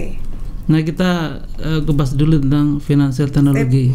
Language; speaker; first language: Indonesian; native; Indonesian